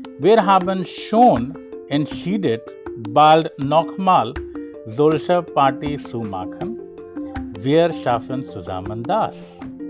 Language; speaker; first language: German; non-native, learner; Hindi